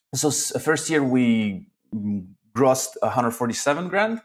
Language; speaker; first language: English; early bilingual, other home language; Russian